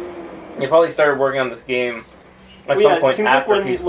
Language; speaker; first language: English; native; English